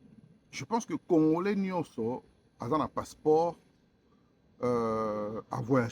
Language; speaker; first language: French; non-native, local second language; Lingala